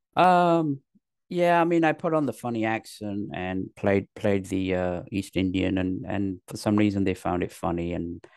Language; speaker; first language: English; native; English